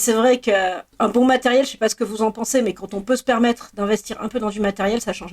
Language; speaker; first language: French; native; French